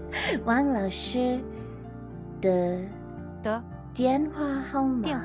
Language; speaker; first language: Chinese; non-native, learner; English